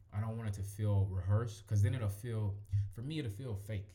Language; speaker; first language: English; native; English